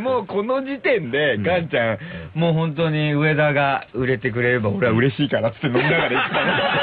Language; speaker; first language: Japanese; native; Japanese